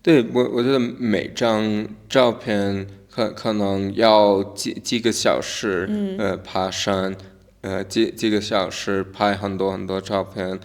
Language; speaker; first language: Chinese; non-native, learner; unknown